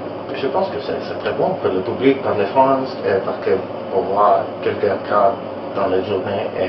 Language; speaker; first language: French; non-native, learner; Italian